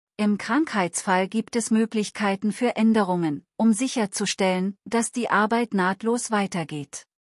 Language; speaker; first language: German; non-native, learner; Telugu